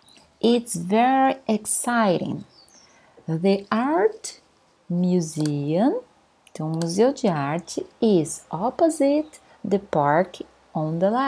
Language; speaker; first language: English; non-native, fluent; Portuguese